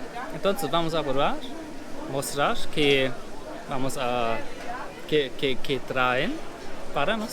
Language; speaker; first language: Spanish; non-native, learner; German